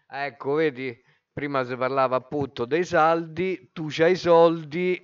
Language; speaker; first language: Italian; native; Italian